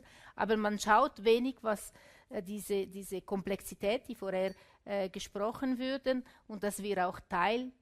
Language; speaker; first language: German; non-native, local second language; Italian